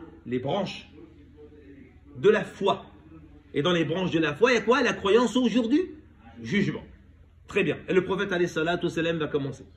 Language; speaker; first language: French; native; French